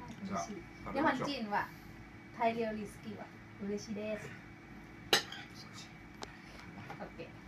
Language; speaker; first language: Japanese; non-native, learner; Thai